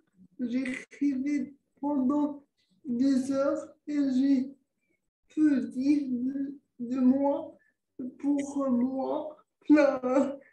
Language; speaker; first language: French; non-native, local second language; Arabic